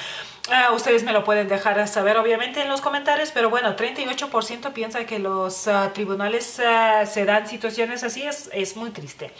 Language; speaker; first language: Spanish; non-native, fluent; Lithuanian